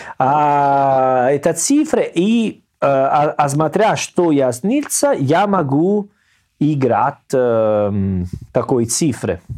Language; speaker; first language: Russian; non-native, learner; Italian